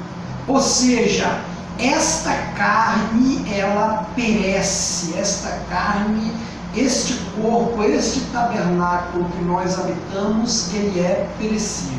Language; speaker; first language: Portuguese; native; Portuguese